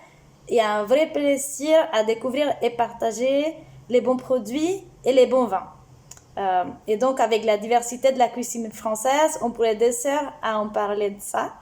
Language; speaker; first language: French; non-native, fluent; Spanish